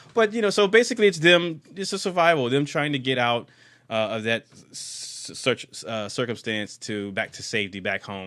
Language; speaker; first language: English; native; English